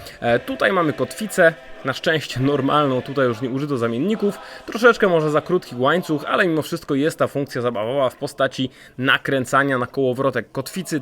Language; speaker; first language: Polish; native; Polish